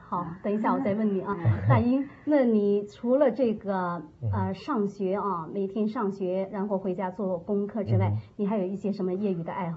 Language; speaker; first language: Chinese; native; Chinese